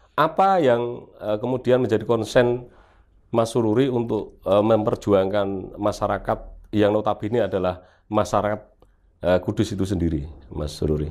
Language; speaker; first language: Indonesian; native; Indonesian